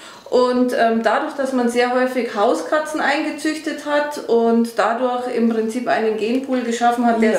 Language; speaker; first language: German; native; German